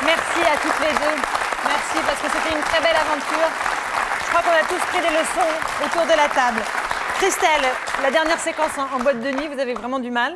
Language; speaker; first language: French; native; French